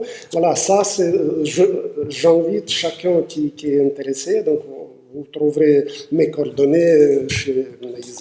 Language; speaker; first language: French; non-native, fluent; Russian